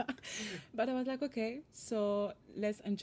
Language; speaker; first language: English; non-native, fluent; French